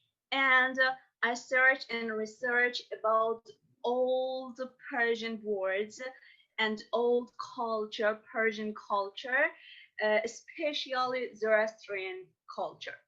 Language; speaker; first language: English; non-native, learner; Persian